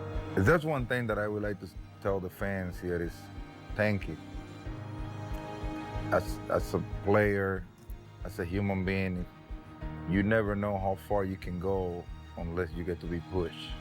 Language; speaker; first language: English; non-native, fluent; Spanish